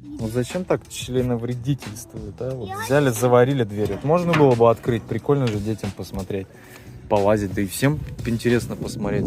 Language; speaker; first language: Russian; native; Russian